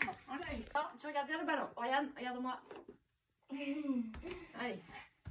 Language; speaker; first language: French; native; French